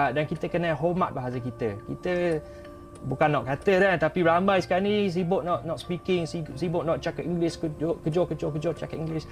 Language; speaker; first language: Malay; non-native, fluent; English